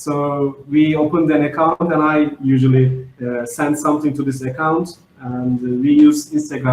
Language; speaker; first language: English; non-native, fluent; Turkish